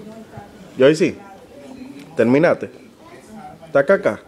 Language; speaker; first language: Spanish; native; Spanish